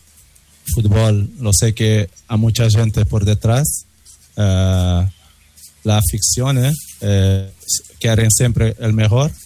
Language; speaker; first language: Spanish; non-native, learner; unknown